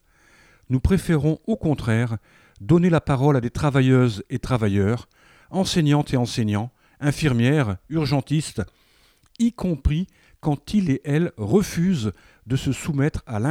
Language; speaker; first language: French; native; French